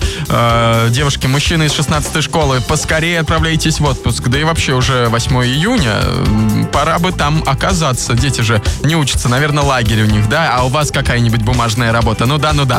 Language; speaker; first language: Russian; native; Russian